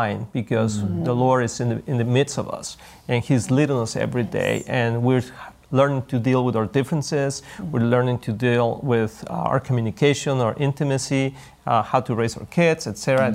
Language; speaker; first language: English; non-native, fluent; Spanish